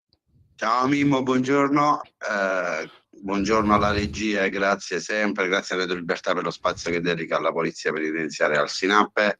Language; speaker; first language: Italian; native; Italian